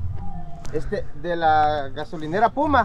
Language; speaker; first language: Spanish; native; Spanish